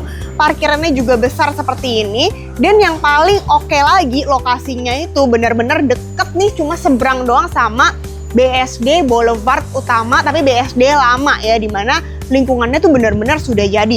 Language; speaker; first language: Indonesian; native; Indonesian